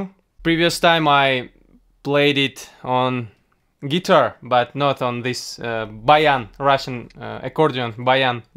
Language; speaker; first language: English; non-native, learner; Russian